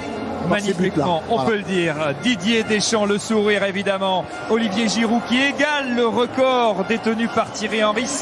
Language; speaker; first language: French; native; French